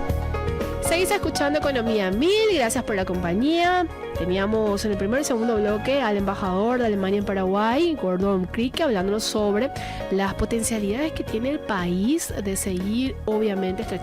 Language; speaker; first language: Spanish; native; Spanish